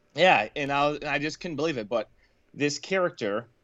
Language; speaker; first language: English; native; English